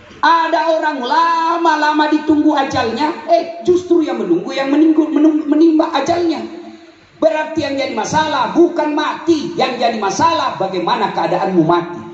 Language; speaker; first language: Indonesian; non-native, local second language; Buginese